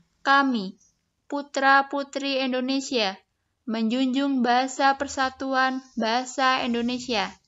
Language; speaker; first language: Indonesian; native; Indonesian